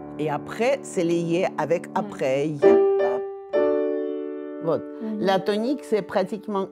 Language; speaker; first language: French; non-native, fluent; Russian